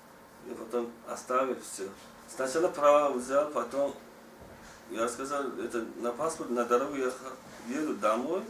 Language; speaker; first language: Russian; non-native, learner; Tajik